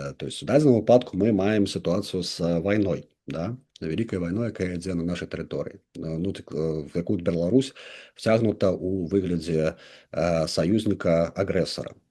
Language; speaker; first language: Belarusian; non-native, local second language; Russian